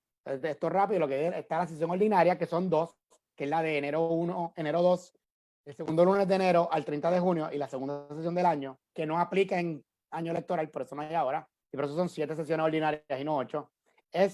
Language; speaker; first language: Spanish; native; Spanish